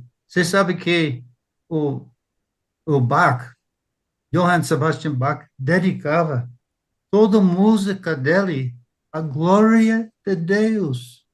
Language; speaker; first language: Portuguese; non-native, fluent; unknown